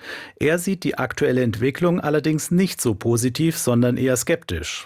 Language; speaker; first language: German; native; German